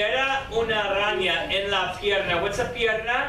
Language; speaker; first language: Spanish; non-native, fluent; English